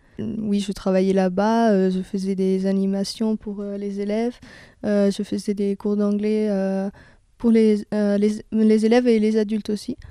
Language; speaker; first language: French; non-native, fluent; Italian